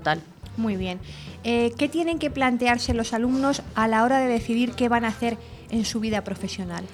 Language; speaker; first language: Spanish; native; Spanish